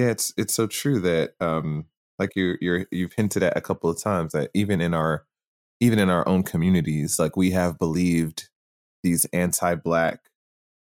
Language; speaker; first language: English; native; English